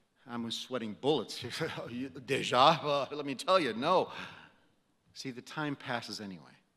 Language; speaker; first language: English; early bilingual, other home language; Romanian